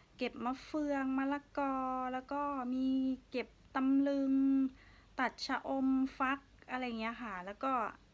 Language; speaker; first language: Thai; native; Thai